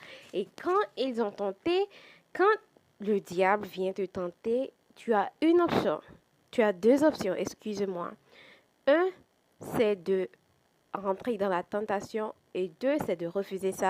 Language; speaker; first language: French; non-native, fluent; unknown